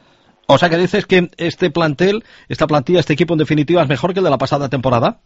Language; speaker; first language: Spanish; native; Spanish